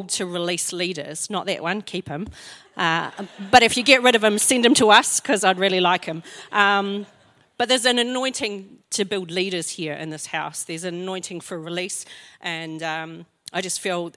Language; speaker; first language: English; native; English